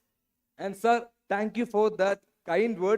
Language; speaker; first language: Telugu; non-native, learner; Malayalam